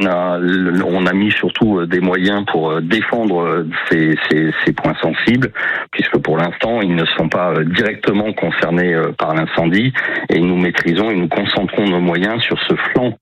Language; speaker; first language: French; native; French